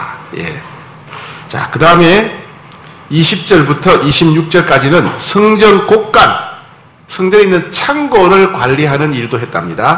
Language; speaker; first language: Korean; native; Korean